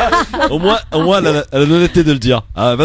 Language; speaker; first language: French; native; French